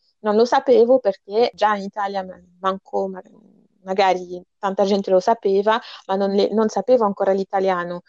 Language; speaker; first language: Italian; non-native, fluent; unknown